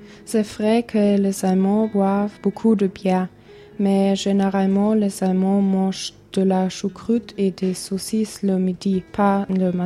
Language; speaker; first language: French; non-native, learner; German